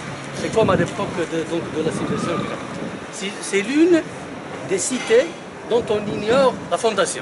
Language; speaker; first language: French; non-native, local second language; Arabic